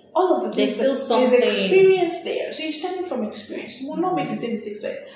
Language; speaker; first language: English; non-native, local second language; Yoruba